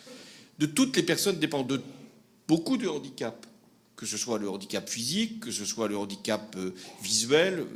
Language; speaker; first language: French; native; French